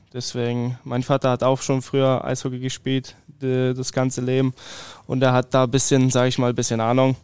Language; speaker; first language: German; early bilingual, other home language; Polish